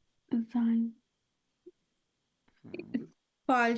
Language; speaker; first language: German; non-native, learner; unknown